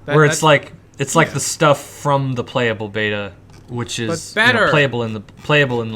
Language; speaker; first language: English; native; English